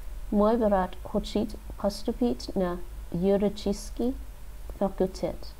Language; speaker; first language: Russian; non-native, learner; English